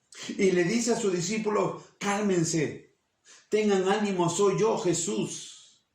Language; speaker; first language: Spanish; native; Spanish